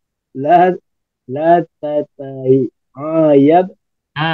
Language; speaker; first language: Arabic; non-native, learner; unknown